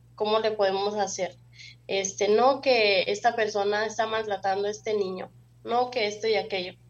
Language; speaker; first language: Spanish; native; Spanish